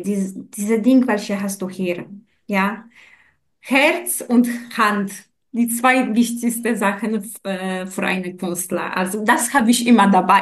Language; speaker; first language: German; non-native, learner; Polish